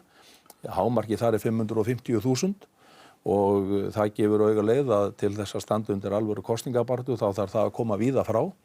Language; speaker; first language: Icelandic; native; Icelandic